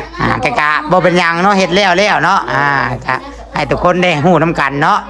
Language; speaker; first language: Thai; non-native, local second language; Lao